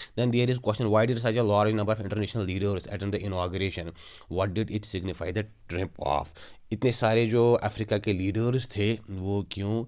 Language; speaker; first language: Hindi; non-native, local second language; Kashmiri